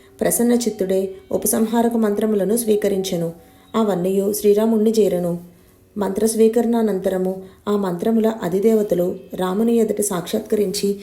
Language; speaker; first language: Telugu; native; Telugu